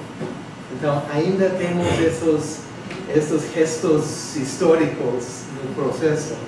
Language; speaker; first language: Portuguese; non-native, fluent; English